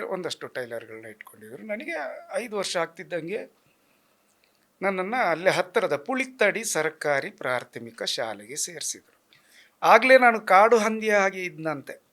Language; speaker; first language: Kannada; native; Kannada